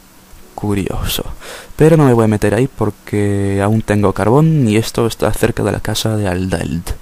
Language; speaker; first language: Spanish; native; Spanish